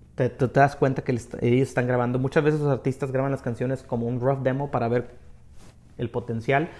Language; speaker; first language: Spanish; native; Spanish